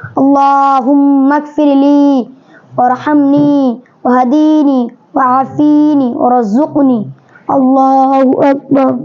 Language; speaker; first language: Arabic; non-native, learner; Bangla